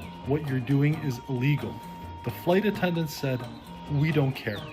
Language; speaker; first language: English; native; English